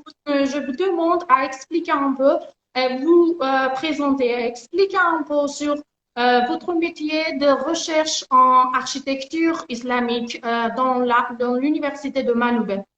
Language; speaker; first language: French; non-native, learner; Persian